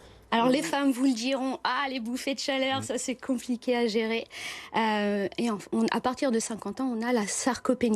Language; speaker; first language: French; native; French